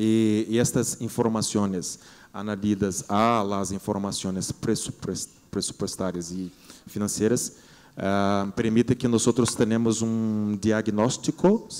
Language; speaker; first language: Spanish; non-native, learner; Portuguese